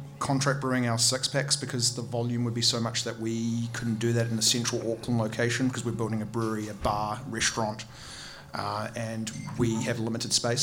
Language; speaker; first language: English; native; English